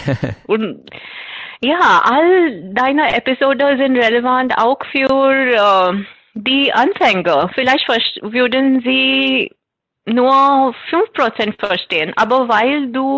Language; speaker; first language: German; non-native, fluent; Marathi